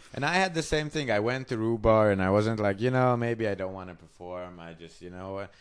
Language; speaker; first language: English; non-native, fluent; Hungarian